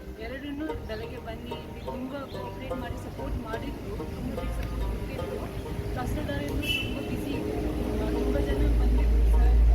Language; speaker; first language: Kannada; non-native, local second language; Tibetan